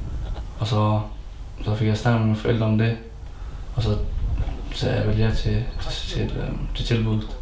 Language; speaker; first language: Danish; early bilingual, other home language; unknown